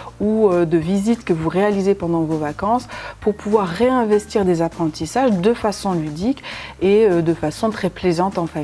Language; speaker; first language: French; native; French